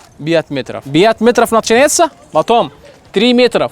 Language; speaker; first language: Russian; non-native, learner; Arabic